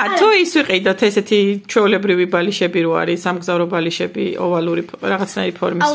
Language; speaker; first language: Georgian; native; Georgian